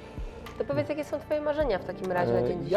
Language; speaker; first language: Polish; native; Polish